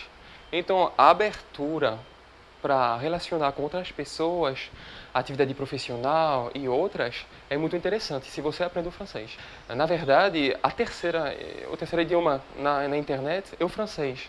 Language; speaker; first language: Portuguese; non-native, fluent; French